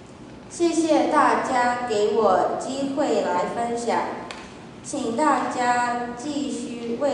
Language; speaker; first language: Chinese; early bilingual, heritage; Chinese